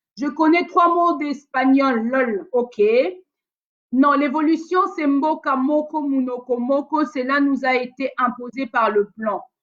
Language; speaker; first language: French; non-native, local second language; Lingala